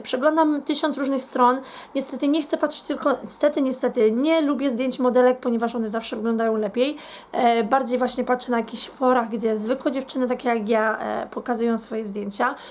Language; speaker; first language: Polish; native; Polish